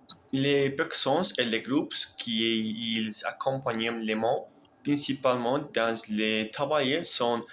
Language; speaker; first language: French; non-native, learner; Spanish